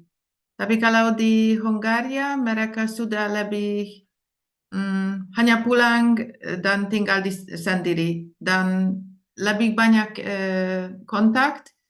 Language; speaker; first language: Indonesian; non-native, fluent; Hungarian